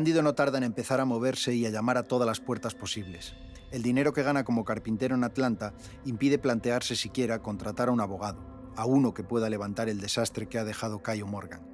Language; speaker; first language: Spanish; native; Spanish